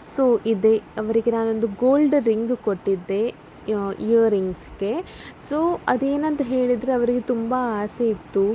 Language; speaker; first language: Kannada; non-native, local second language; Tulu